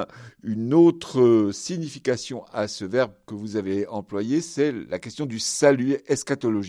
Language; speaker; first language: French; native; French